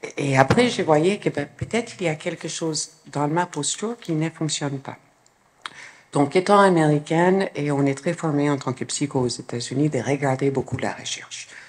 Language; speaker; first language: French; non-native, fluent; English